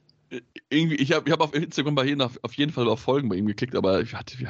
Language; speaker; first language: German; native; German